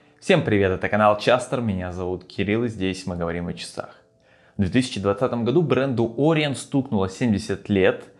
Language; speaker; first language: Russian; native; Russian